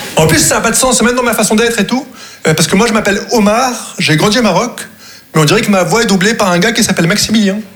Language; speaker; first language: French; non-native, local second language; Arabic